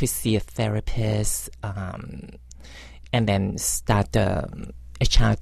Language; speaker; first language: English; non-native, local second language; Cantonese